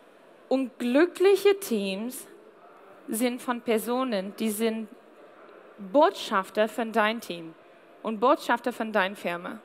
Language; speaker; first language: German; non-native, fluent; English